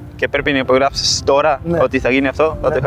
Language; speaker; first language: Greek; non-native, fluent; Spanish